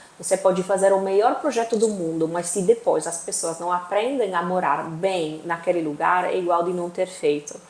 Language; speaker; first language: Portuguese; non-native, fluent; Italian